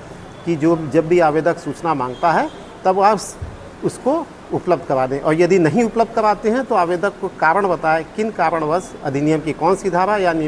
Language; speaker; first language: Hindi; native; Hindi